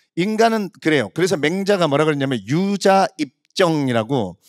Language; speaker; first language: Korean; native; Korean